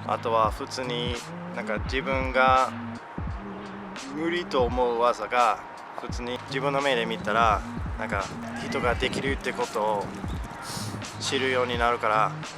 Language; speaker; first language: Japanese; non-native, fluent; English